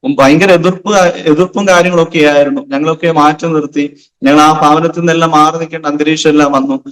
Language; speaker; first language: Malayalam; non-native, local second language; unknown